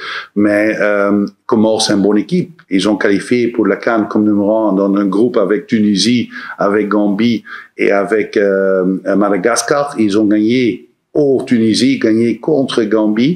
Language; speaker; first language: French; non-native, learner; Dutch